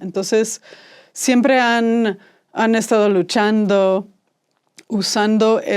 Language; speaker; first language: Spanish; non-native, fluent; English